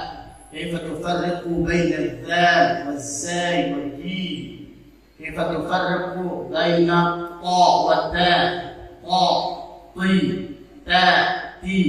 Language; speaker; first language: Arabic; non-native, fluent; Indonesian